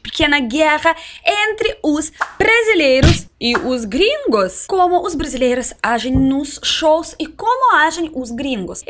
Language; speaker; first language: Portuguese; non-native, learner; Russian